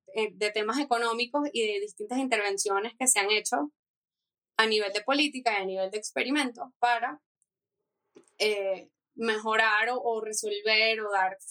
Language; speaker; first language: Spanish; native; Spanish